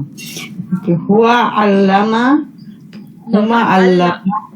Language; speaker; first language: Arabic; non-native, learner; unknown